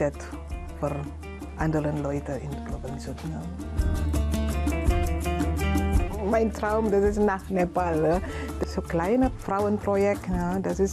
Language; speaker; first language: German; non-native, learner; Indonesian